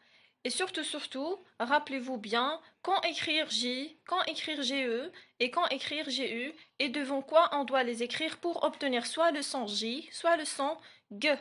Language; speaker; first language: French; non-native, local second language; Arabic